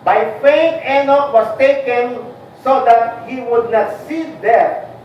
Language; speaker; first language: English; non-native, local second language; Filipino